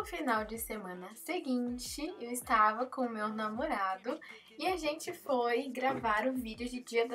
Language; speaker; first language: Portuguese; native; Portuguese